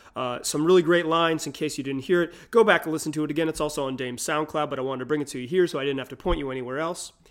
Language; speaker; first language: English; native; English